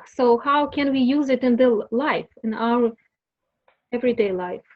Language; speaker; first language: English; non-native, learner; Russian